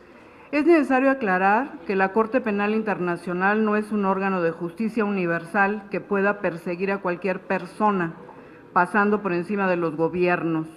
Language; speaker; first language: Spanish; native; Spanish